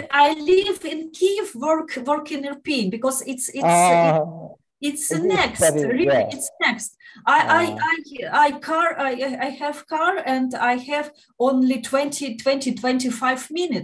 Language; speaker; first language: English; non-native, learner; Ukrainian